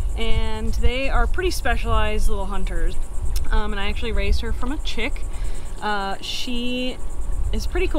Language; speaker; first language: English; native; English